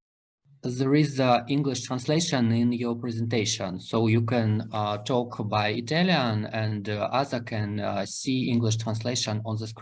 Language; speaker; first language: English; non-native, fluent; Russian